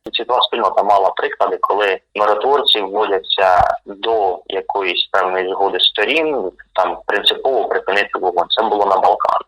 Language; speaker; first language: Ukrainian; native; Ukrainian